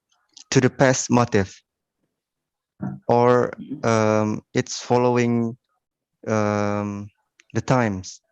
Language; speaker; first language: English; non-native, learner; Indonesian